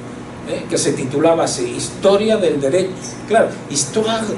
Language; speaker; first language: Spanish; native; Spanish